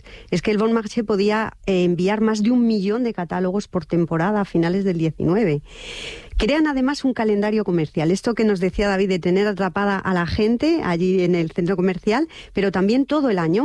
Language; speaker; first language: Spanish; native; Spanish